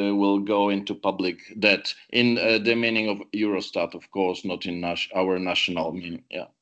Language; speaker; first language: English; non-native, fluent; Polish